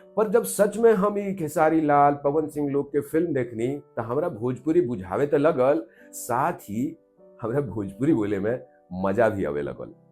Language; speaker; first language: Bhojpuri; non-native, local second language; Maithili